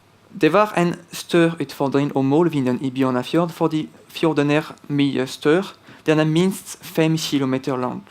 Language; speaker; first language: Norwegian; non-native, fluent; French